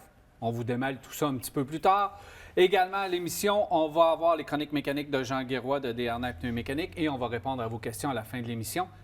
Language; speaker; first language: French; native; French